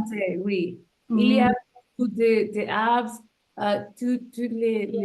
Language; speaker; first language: French; non-native, learner; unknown